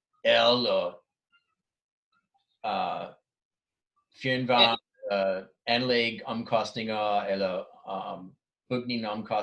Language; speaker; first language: Danish; non-native, fluent; English